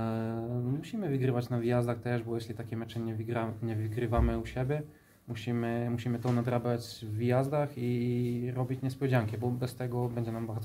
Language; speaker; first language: Polish; non-native, fluent; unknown